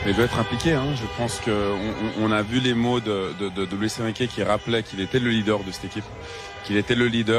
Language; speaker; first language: French; native; French